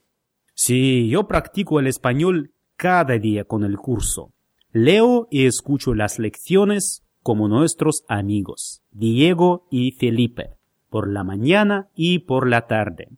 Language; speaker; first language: Spanish; non-native, fluent; Russian